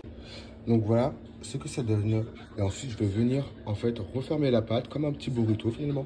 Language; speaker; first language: French; native; French